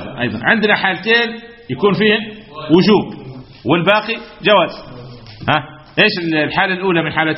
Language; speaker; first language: Arabic; native; Arabic